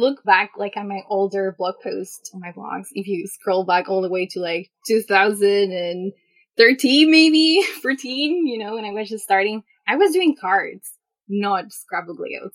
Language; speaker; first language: English; non-native, fluent; Spanish